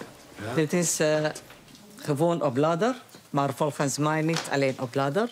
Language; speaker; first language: Dutch; non-native, learner; Arabic